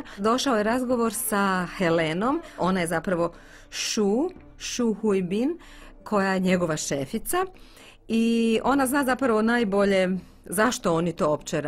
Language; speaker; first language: Bosnian; native; Bosnian